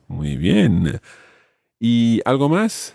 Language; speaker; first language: Spanish; non-native, fluent; English